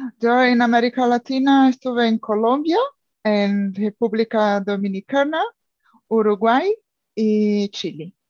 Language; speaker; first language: Spanish; non-native, fluent; Portuguese